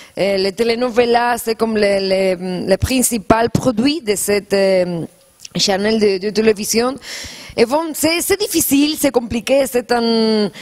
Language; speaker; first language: French; non-native, learner; Spanish